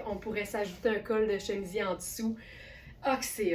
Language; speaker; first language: French; native; French